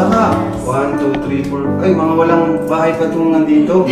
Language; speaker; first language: Filipino; native; Filipino